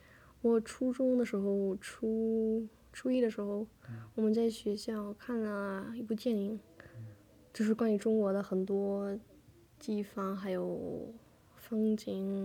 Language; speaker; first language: Chinese; non-native, fluent; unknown